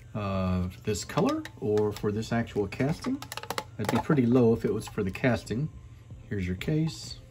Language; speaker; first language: English; native; English